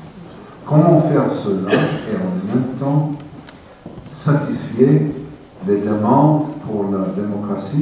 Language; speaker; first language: French; non-native, fluent; English